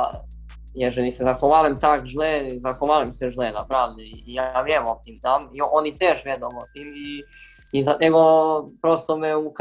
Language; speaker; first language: Polish; non-native, learner; Serbian